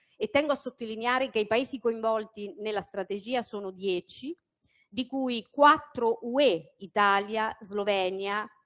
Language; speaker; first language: Italian; native; Italian